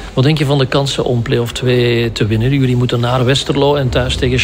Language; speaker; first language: Dutch; native; Dutch